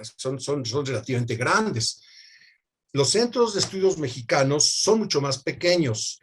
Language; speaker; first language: Spanish; native; Spanish